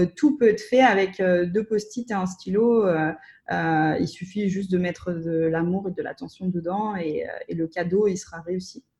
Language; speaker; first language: French; non-native, fluent; Russian